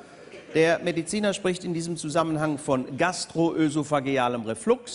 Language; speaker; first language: German; native; German